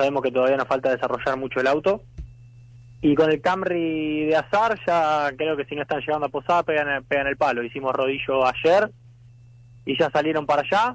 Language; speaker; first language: Spanish; native; Spanish